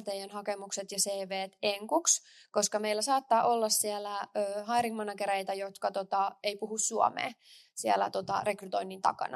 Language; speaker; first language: Finnish; native; Finnish